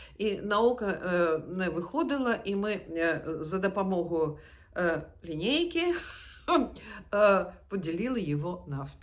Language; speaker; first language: Ukrainian; non-native, local second language; Russian